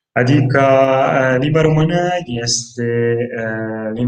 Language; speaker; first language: Romanian; non-native, fluent; Italian